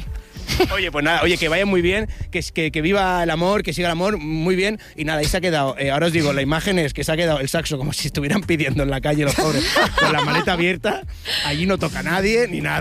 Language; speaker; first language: Spanish; native; Spanish